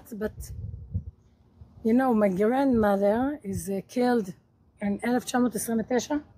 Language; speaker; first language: English; non-native, learner; Hebrew